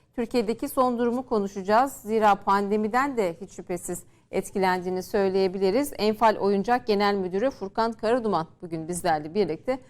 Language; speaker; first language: Turkish; native; Turkish